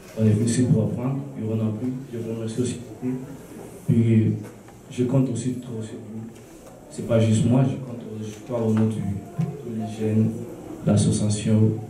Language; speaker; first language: French; early bilingual, other home language; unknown